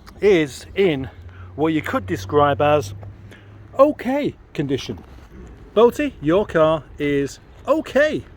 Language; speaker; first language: English; native; English